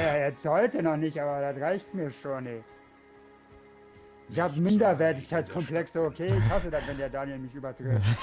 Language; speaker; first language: German; native; German